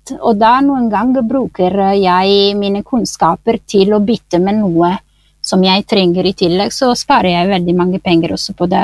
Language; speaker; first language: Norwegian; non-native, fluent; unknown